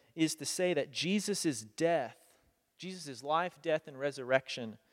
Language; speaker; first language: English; native; English